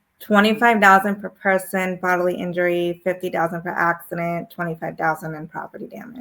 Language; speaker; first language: English; native; English